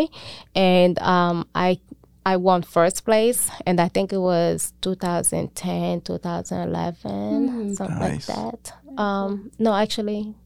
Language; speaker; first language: English; non-native, fluent; Mandingo